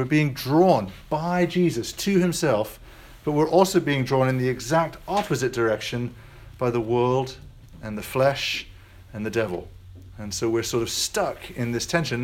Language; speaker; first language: English; native; English